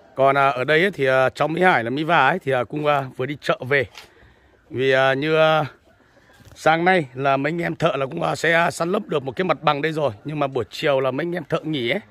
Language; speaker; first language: Vietnamese; non-native, local second language; Hmong